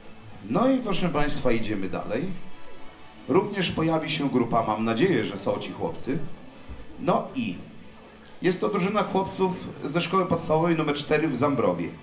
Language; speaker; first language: Polish; native; Polish